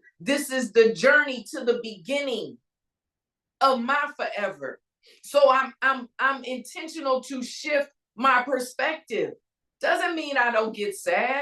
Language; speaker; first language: English; native; English